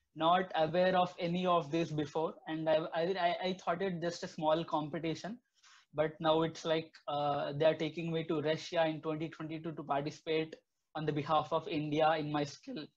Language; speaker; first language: English; non-native, local second language; Telugu